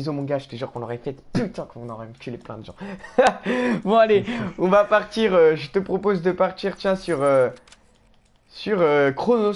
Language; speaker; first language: French; native; French